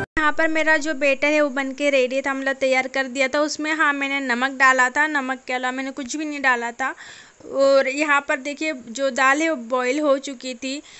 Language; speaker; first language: Hindi; non-native, local second language; Marathi